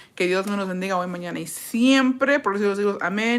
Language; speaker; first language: Spanish; early bilingual, heritage; Spanish